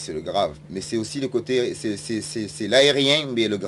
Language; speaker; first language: French; native; French